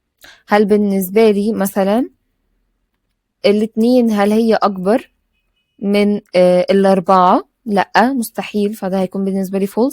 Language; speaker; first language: Arabic; native; Arabic